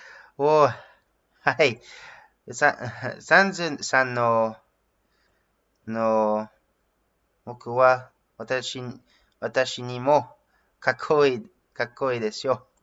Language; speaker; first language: Japanese; non-native, learner; English